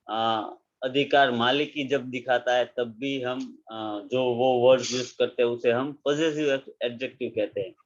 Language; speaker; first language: Hindi; non-native, local second language; Gujarati